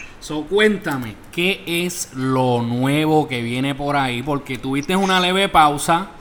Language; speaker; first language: Spanish; native; Spanish